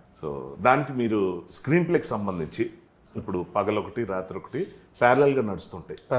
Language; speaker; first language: Telugu; native; Telugu